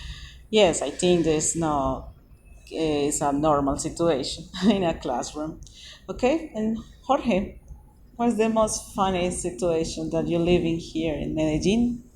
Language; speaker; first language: English; non-native, learner; Spanish